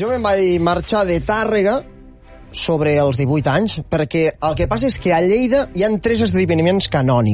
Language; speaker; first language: Catalan; native; Catalan